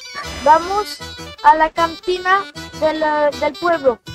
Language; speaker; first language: Spanish; non-native, learner; French